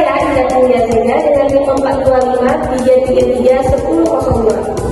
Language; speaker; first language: Indonesian; native; Indonesian